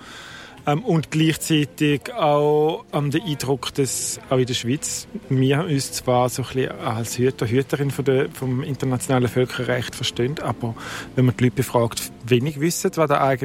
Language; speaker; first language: German; native; German